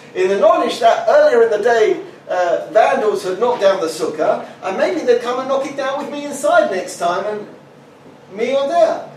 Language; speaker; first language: English; native; English